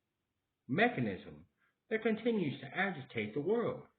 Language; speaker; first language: English; native; English